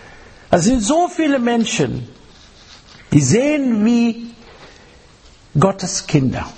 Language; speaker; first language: German; non-native, fluent; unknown